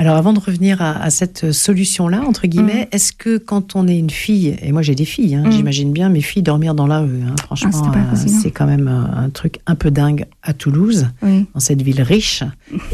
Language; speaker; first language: French; native; French